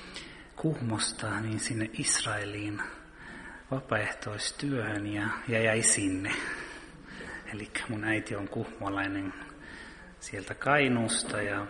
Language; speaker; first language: Finnish; early bilingual, heritage; Finnish